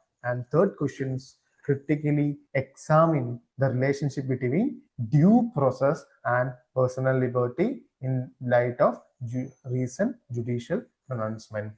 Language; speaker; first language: English; non-native, local second language; Malayalam